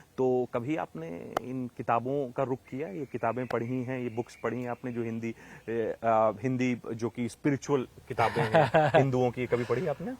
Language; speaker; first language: Hindi; native; Hindi